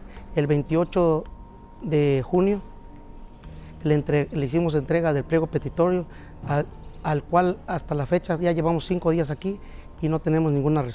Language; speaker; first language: Spanish; native; Spanish